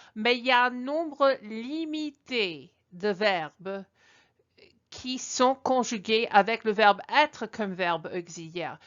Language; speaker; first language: French; non-native, fluent; English